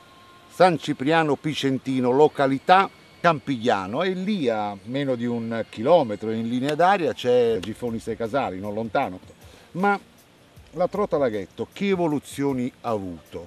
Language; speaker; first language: Italian; native; Italian